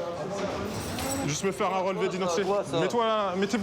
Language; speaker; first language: French; native; French